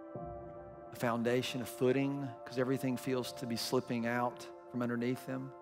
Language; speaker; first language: English; native; English